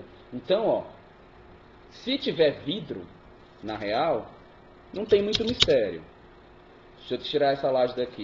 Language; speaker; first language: Portuguese; native; Portuguese